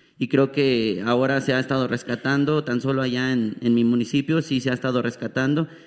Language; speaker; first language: Spanish; non-native, local second language; Nahuatl languages